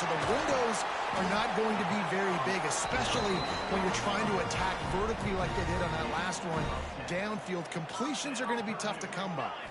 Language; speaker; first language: English; native; English